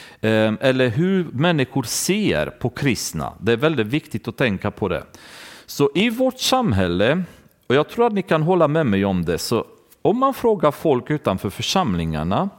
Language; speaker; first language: Swedish; non-native, fluent; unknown